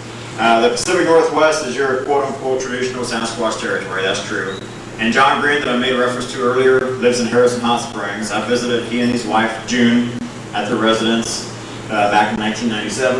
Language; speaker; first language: English; native; English